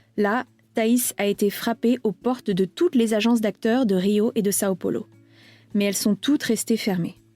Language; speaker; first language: French; native; French